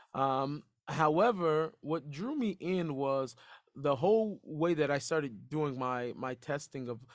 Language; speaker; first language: English; native; English